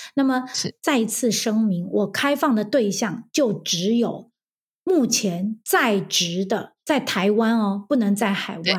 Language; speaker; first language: Chinese; native; Chinese